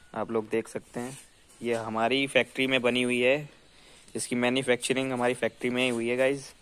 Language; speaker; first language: Hindi; native; Hindi